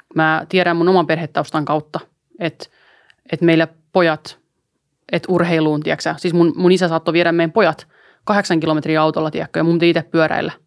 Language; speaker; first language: Finnish; early bilingual, other home language; Albanian